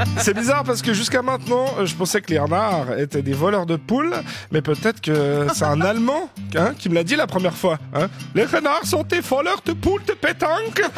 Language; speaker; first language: French; native; French